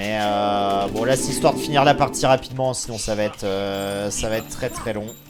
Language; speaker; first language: French; native; French